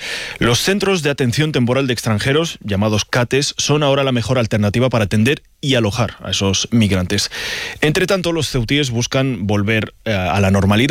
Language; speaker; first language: Spanish; native; Spanish